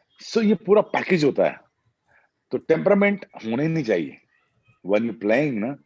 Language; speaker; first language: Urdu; non-native, local second language; Punjabi